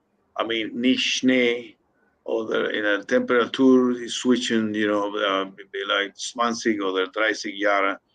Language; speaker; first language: German; non-native, learner; Spanish